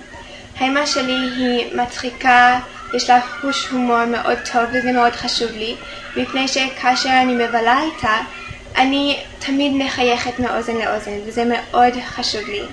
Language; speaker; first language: Hebrew; non-native, fluent; English